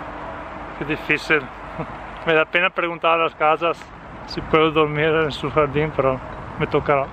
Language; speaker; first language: Spanish; non-native, fluent; Italian